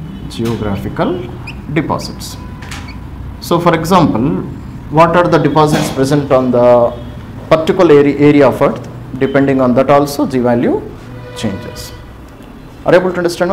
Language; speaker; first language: English; non-native, local second language; Telugu